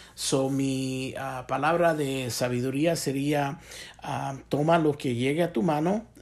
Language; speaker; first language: Spanish; early bilingual, heritage; Spanish